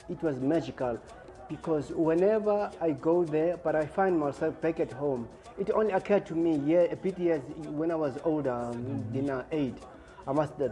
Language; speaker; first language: English; non-native, local second language; Xhosa